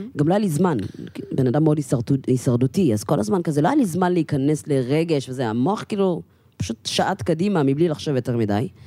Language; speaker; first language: Hebrew; early bilingual, other home language; Amharic